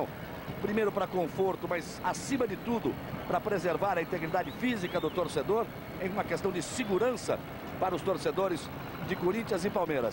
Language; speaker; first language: Portuguese; native; Portuguese